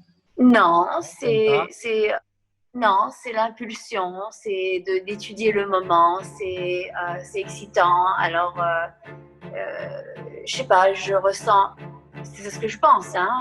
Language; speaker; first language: French; non-native, fluent; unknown